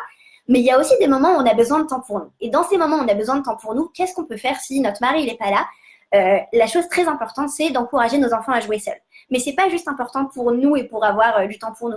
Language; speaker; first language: French; native; French